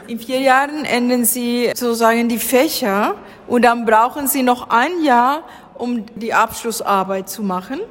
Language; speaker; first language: German; non-native, fluent; Spanish